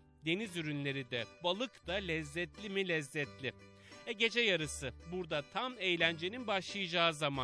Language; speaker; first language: Turkish; native; Turkish